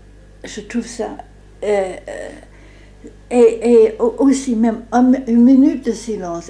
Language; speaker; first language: French; non-native, fluent; English